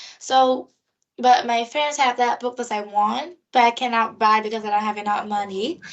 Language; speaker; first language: English; non-native, learner; Vietnamese